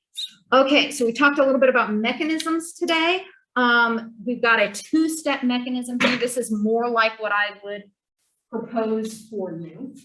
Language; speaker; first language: English; native; English